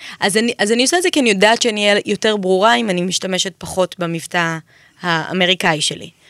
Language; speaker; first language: Hebrew; native; Hebrew